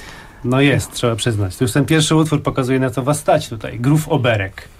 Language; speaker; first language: Polish; native; Polish